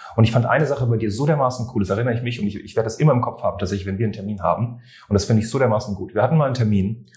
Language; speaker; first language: German; non-native, fluent; French